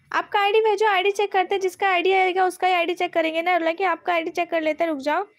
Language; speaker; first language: Hindi; non-native, local second language; Bangla